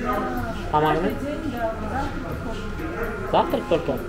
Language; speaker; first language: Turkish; non-native, learner; Kazakh